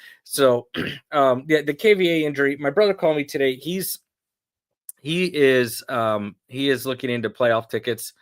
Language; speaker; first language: English; native; English